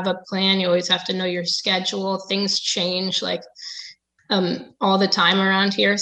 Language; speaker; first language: English; native; English